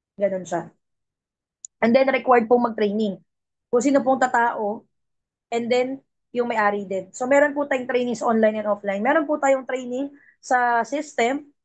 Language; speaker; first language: Filipino; non-native, local second language; Cebuano